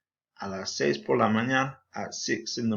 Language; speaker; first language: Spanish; non-native, fluent; English